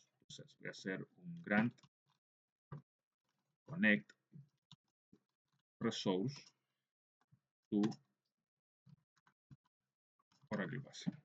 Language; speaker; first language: Spanish; native; Spanish